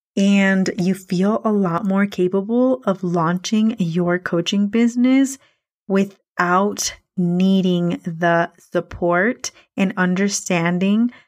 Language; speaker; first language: English; early bilingual, other home language; Spanish